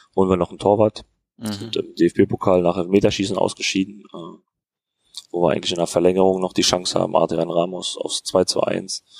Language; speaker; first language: German; native; German